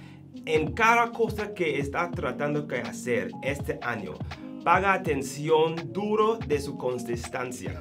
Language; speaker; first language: Spanish; non-native, learner; English